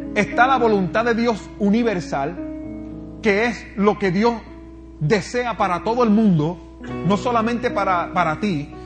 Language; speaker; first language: Spanish; native; Spanish